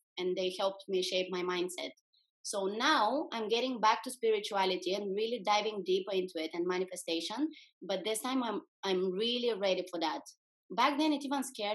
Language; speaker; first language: English; non-native, fluent; Bulgarian